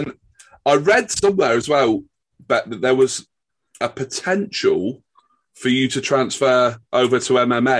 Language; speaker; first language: English; native; English